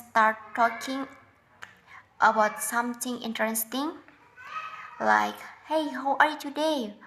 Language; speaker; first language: English; non-native, learner; Indonesian